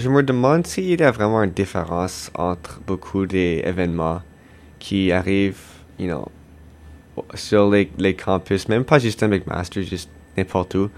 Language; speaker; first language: French; non-native, local second language; English